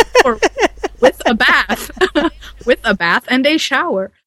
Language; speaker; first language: English; non-native, fluent; Dutch